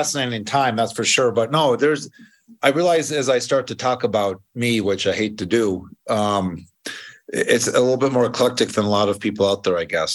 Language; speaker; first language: English; native; English